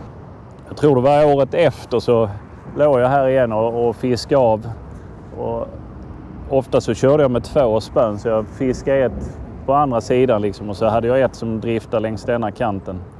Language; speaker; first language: Swedish; native; Swedish